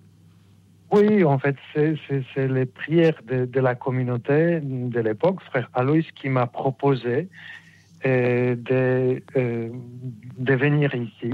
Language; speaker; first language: French; non-native, fluent; Polish